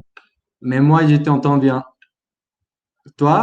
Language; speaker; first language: French; non-native, learner; Spanish